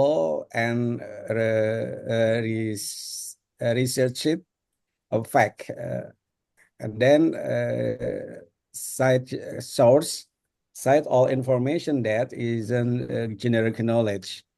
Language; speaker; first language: English; non-native, learner; Indonesian